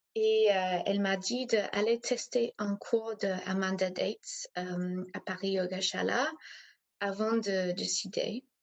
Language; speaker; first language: French; non-native, fluent; English